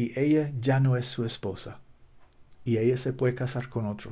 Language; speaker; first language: Spanish; non-native, learner; English